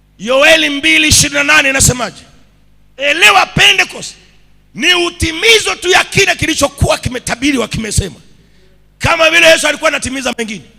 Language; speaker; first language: Swahili; non-native, local second language; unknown